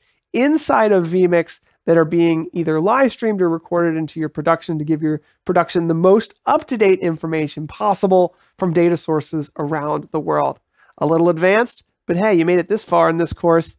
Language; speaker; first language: English; native; English